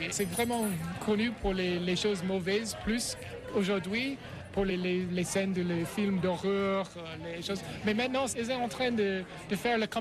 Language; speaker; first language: French; non-native, fluent; English